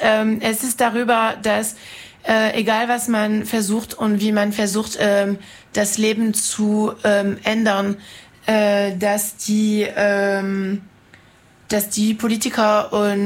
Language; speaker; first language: German; non-native, fluent; French